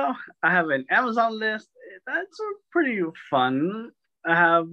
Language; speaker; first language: English; native; English